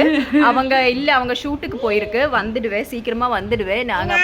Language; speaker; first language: Tamil; non-native, learner; Malayalam